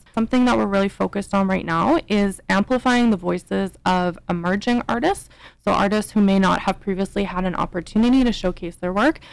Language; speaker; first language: English; native; English